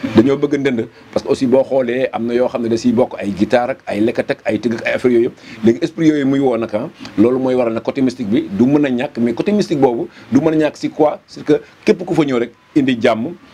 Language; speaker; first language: Wolof; non-native, local second language; Serer